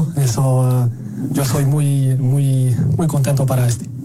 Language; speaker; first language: Spanish; non-native, learner; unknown